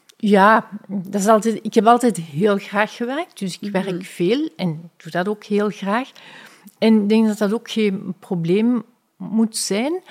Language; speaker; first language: Dutch; native; Dutch